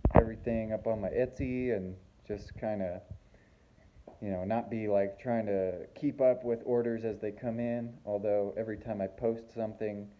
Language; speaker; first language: English; native; English